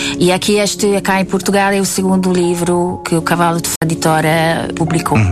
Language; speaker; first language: Portuguese; non-native, fluent; Hungarian